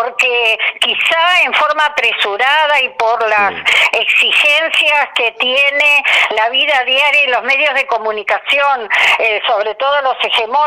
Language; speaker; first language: Spanish; native; Spanish